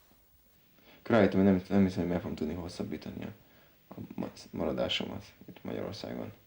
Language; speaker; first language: Hungarian; native; Hungarian